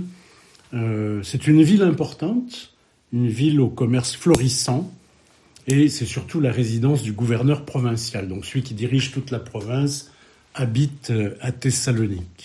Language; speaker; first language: French; native; French